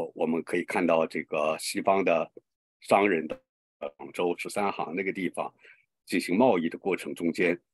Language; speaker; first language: Chinese; native; Chinese